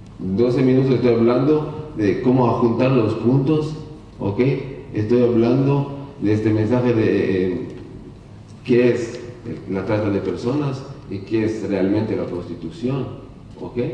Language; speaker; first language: Spanish; non-native, learner; Hebrew